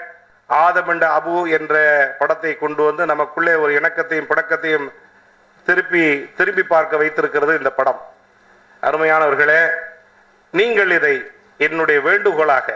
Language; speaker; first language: Tamil; native; Tamil